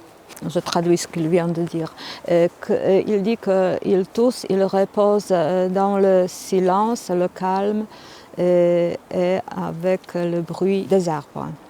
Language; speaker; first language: French; non-native, fluent; Polish